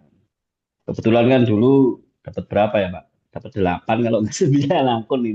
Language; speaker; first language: Indonesian; native; Indonesian